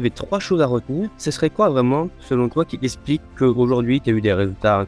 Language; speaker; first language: French; native; French